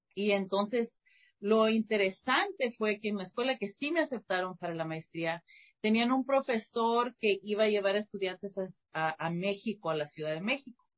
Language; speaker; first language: Spanish; early bilingual, heritage; Spanish